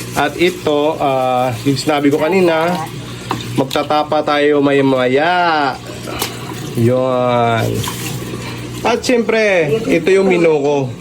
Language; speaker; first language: Filipino; non-native, local second language; Hiligaynon